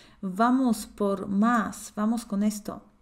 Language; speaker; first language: Spanish; non-native, fluent; Polish